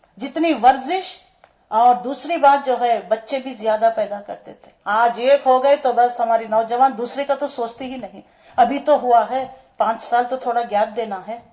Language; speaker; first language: Urdu; native; Urdu